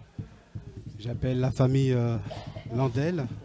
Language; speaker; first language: French; native; French